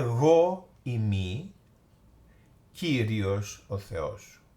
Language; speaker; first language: Greek; non-native, fluent; English